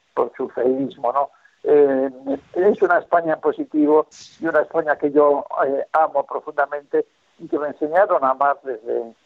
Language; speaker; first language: Spanish; native; Spanish